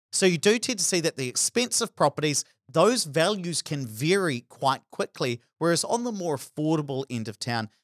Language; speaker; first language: English; native; English